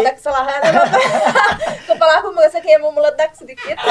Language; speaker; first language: Indonesian; non-native, fluent; Portuguese